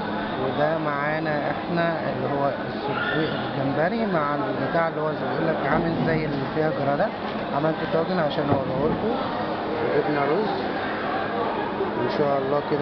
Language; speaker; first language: Arabic; native; Arabic